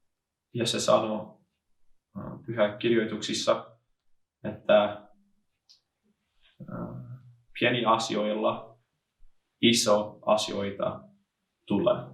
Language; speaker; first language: Finnish; non-native, learner; English